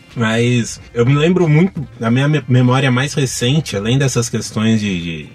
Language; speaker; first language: Portuguese; native; Portuguese